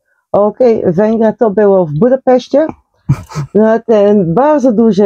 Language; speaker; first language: Polish; non-native, learner; Dutch